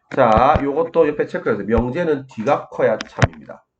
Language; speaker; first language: Korean; native; Korean